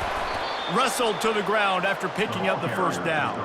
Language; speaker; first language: English; native; English